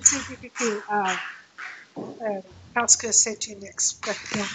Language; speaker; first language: French; non-native, learner; English